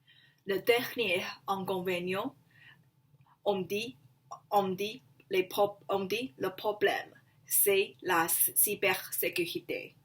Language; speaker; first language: French; non-native, learner; Chinese